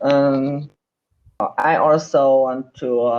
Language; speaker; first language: English; non-native, learner; Vietnamese